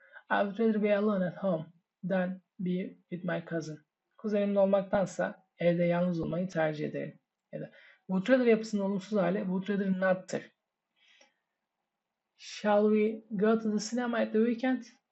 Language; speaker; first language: English; non-native, fluent; Turkish